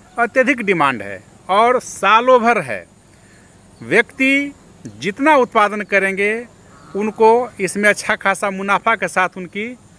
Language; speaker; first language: Hindi; native; Hindi